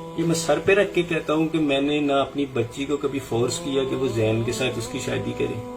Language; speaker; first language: Urdu; native; Urdu